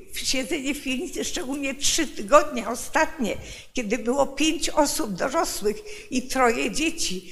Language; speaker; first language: Polish; native; Polish